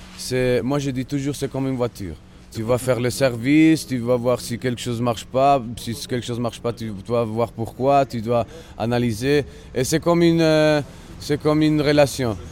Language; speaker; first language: French; non-native, local second language; Spanish